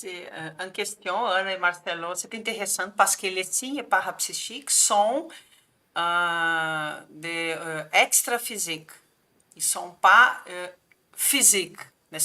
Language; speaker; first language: French; non-native, fluent; Portuguese